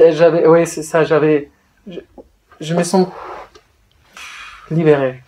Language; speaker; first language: French; non-native, fluent; Spanish